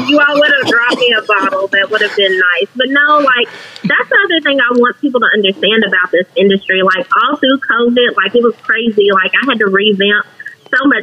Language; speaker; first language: English; native; English